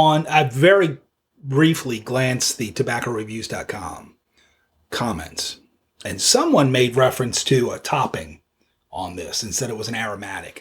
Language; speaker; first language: English; native; English